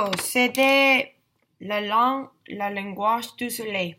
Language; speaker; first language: French; non-native, learner; Spanish